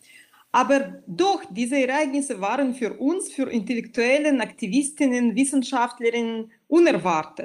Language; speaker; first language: German; non-native, fluent; Russian